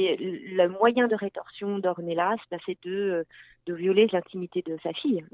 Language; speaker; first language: French; native; French